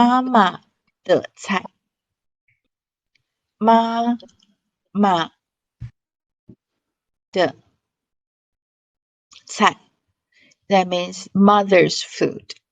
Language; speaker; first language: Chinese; non-native, fluent; English